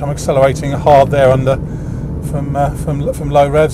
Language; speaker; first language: English; native; English